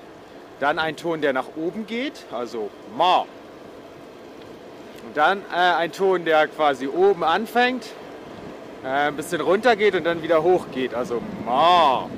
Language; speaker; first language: German; native; German